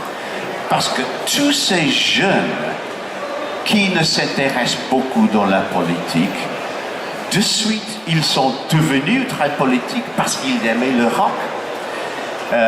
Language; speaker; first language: French; non-native, fluent; English